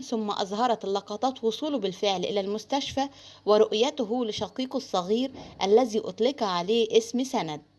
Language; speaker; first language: Arabic; native; Arabic